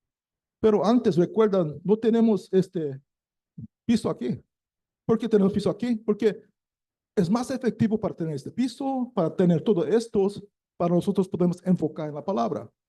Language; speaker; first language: Spanish; non-native, learner; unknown